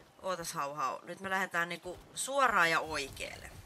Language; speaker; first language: Finnish; native; Finnish